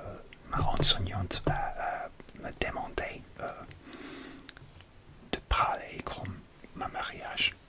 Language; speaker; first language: French; non-native, learner; English